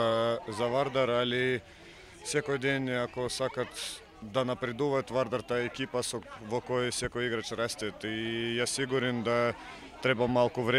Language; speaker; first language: Macedonian; non-native, fluent; Russian